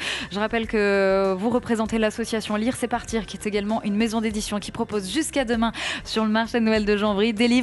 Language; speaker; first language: French; native; French